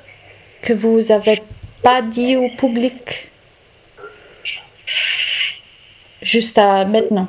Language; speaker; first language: French; non-native, learner; Italian